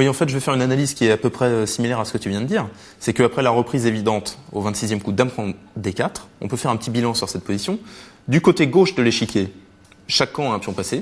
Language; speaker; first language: French; native; French